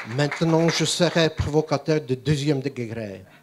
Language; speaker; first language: French; non-native, fluent; Czech